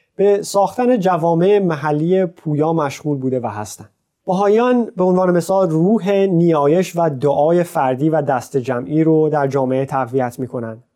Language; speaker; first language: Persian; native; Persian